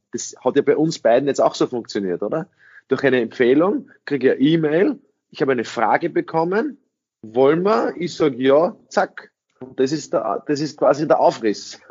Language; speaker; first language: German; early bilingual, other home language; English